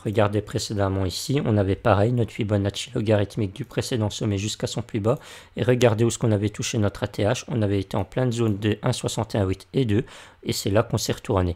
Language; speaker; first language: French; native; French